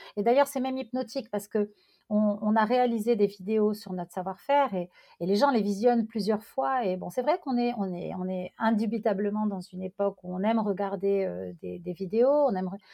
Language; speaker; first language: French; non-native, local second language; Arabic